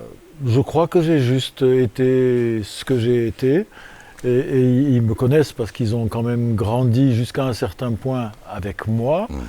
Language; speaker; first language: French; non-native, local second language; Arabic